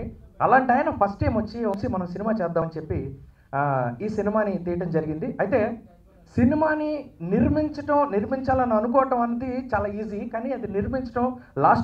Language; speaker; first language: Telugu; native; Telugu